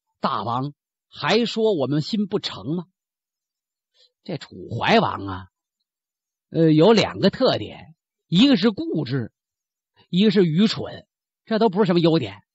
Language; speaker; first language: Chinese; native; Chinese